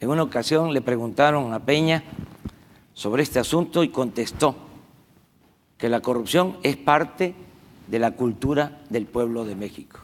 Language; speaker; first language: Spanish; native; Spanish